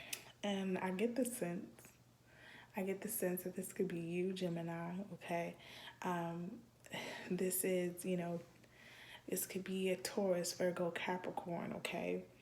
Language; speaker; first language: English; native; English